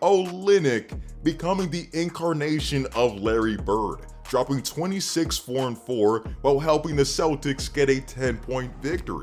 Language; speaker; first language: English; native; English